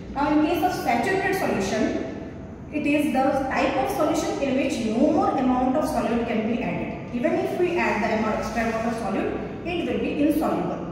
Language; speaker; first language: English; non-native, local second language; Odia